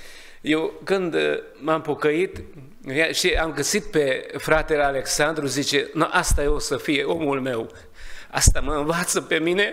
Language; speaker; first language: Romanian; non-native, learner; Hungarian